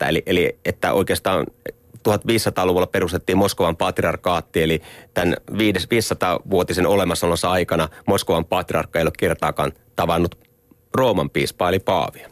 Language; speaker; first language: Finnish; native; Finnish